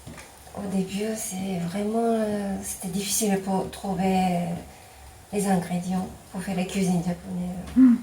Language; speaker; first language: French; non-native, fluent; Japanese